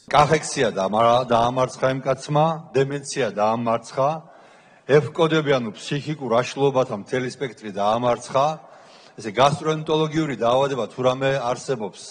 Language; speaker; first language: Georgian; native; Georgian